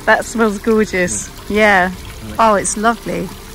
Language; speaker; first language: English; native; English